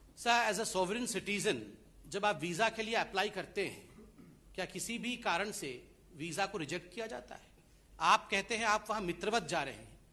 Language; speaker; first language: Hindi; non-native, local second language; Odia